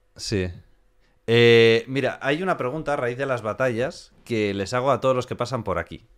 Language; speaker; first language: Spanish; native; Spanish